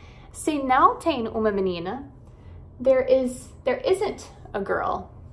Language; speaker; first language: Portuguese; non-native, fluent; English